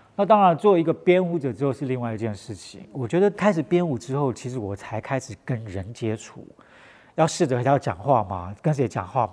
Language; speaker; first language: Chinese; non-native, local second language; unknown